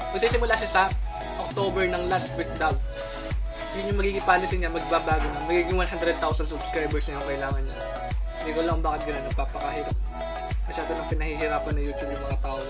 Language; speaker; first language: Filipino; native; Filipino